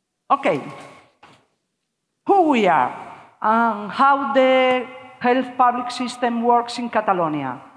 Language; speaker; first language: English; non-native, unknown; Spanish